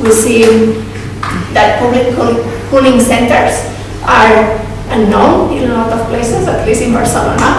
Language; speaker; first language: English; non-native, fluent; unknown